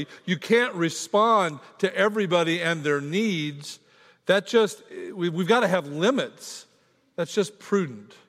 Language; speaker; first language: English; native; English